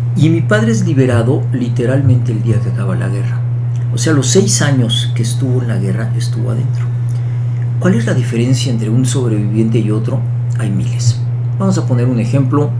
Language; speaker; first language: Spanish; early bilingual, other home language; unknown